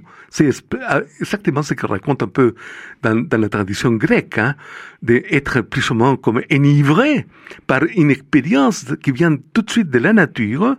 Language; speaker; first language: French; non-native, fluent; Spanish